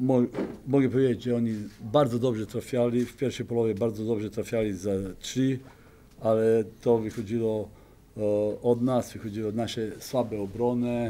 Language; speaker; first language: Polish; non-native, fluent; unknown